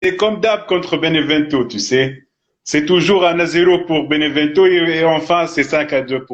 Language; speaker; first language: French; non-native, fluent; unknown